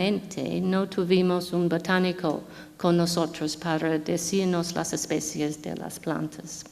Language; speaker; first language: Spanish; non-native, fluent; English